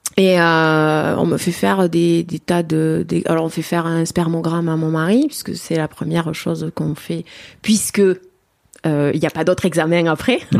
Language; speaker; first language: French; native; French